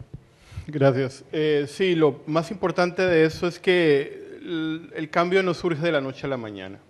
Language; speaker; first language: Spanish; native; Spanish